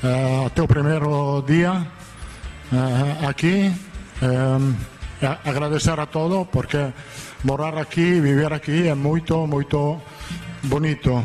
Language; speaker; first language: Portuguese; non-native, learner; Italian